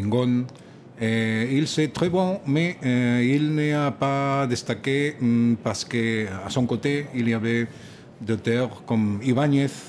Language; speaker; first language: French; non-native, learner; Catalan